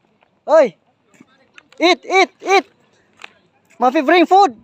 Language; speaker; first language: English; non-native, learner; Filipino